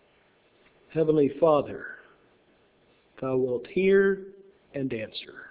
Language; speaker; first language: English; native; English